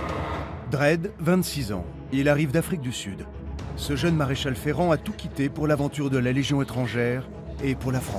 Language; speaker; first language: French; native; French